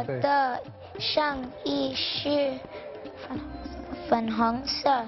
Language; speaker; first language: Chinese; non-native, local second language; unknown